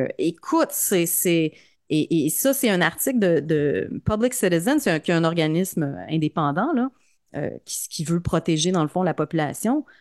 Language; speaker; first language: French; native; French